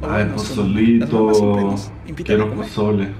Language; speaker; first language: Spanish; non-native, fluent; Russian